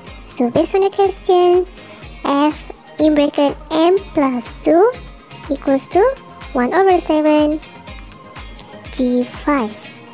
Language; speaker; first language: English; non-native, local second language; Malay